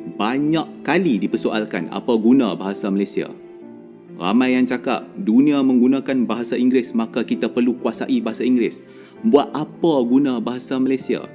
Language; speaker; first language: Malay; native; Malay